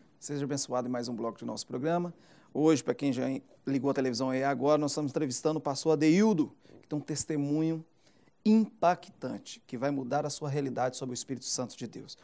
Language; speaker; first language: Portuguese; native; Portuguese